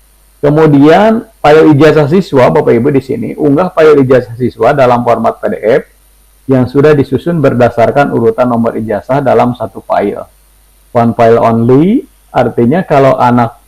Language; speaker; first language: Indonesian; native; Indonesian